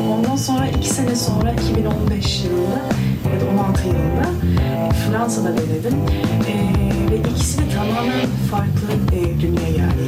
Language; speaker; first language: Turkish; early bilingual, heritage; Turkish